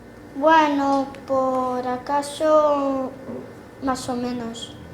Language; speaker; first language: Spanish; early bilingual, other home language; Portuguese